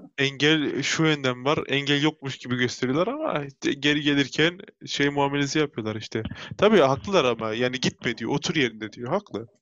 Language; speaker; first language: Turkish; early bilingual, heritage; Turkish